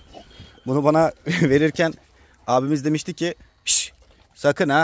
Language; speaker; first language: Turkish; native; Turkish